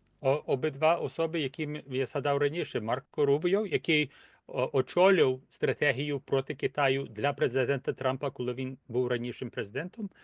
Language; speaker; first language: Ukrainian; early bilingual, heritage; Ukrainian